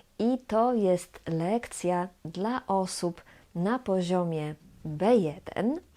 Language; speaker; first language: Polish; native; Polish